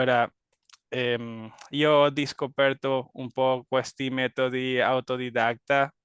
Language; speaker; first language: Italian; non-native, learner; Spanish